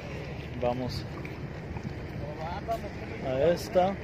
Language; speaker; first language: Spanish; non-native, fluent; Arabic